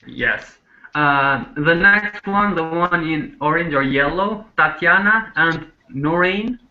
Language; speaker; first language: English; non-native, fluent; Albanian